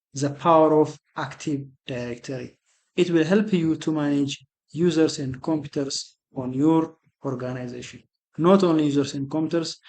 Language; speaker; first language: English; non-native, local second language; Amharic